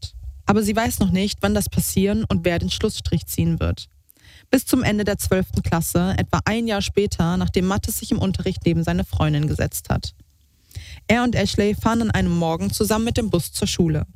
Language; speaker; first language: German; native; German